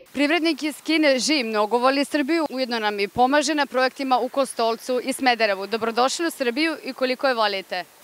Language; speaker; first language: Serbian; native; Serbian